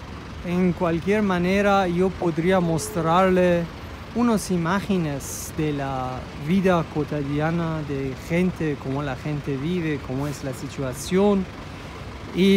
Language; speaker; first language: Spanish; non-native, fluent; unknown